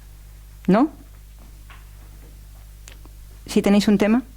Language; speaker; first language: Spanish; native; Spanish